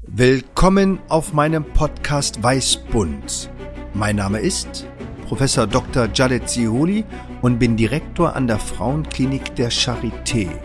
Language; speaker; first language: German; early bilingual, other home language; Arabic